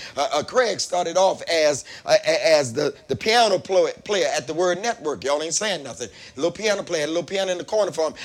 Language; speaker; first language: English; native; English